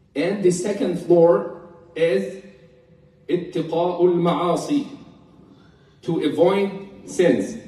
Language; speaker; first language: English; non-native, fluent; Arabic